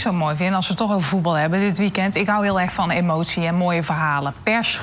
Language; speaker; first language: Dutch; native; Dutch